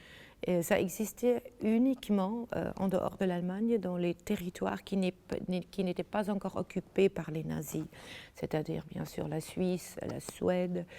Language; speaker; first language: French; non-native, fluent; German